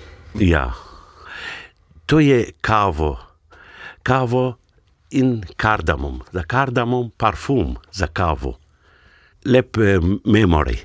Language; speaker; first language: Slovenian; non-native, learner; Arabic